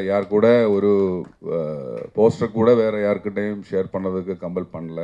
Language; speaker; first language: Tamil; non-native, learner; Malayalam